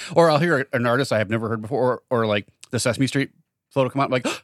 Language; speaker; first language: English; native; English